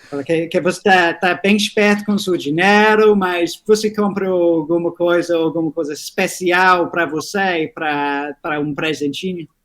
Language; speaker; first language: Portuguese; non-native, learner; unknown